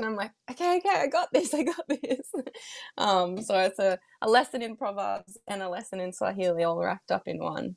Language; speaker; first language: English; native; English